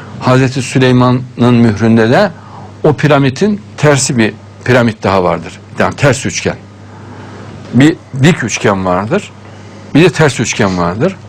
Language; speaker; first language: Turkish; native; Turkish